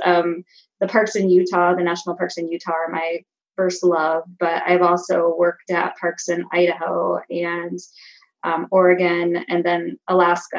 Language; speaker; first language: English; native; English